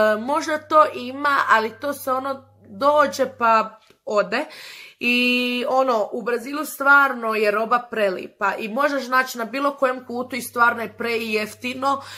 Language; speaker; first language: Croatian; early bilingual, other home language; Portuguese